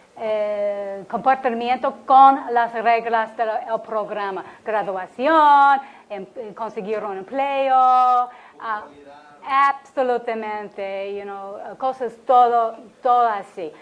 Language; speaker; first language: Spanish; non-native, learner; English